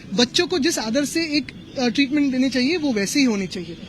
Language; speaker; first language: Hindi; non-native, local second language; Marathi